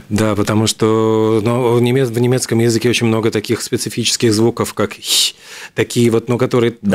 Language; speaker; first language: Russian; native; Russian